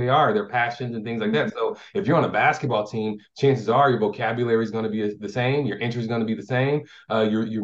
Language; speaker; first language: English; native; English